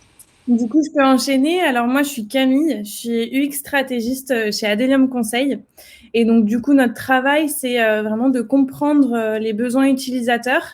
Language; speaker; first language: French; native; French